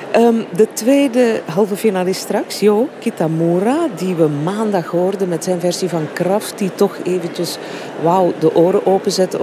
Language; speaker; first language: Dutch; native; Dutch